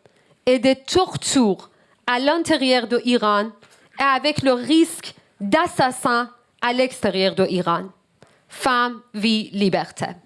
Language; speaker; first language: French; non-native, learner; Persian